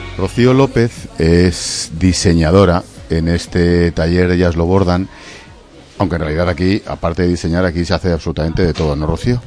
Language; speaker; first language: Spanish; native; Spanish